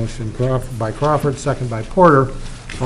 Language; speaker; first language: English; native; English